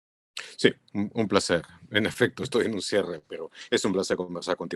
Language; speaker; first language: Spanish; native; Spanish